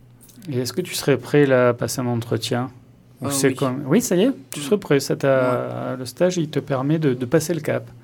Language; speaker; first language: French; native; French